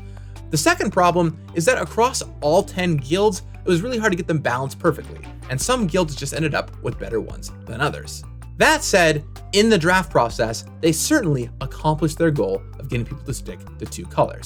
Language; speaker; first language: English; native; English